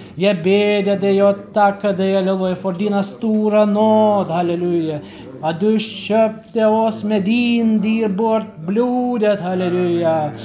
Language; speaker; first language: Swedish; non-native, learner; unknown